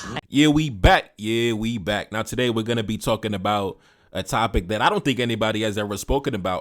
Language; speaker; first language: English; native; English